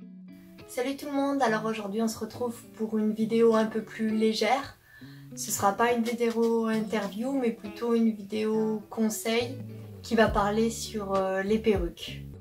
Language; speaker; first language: French; native; French